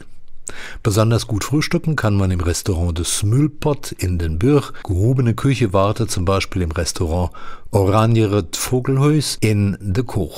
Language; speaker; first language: German; native; German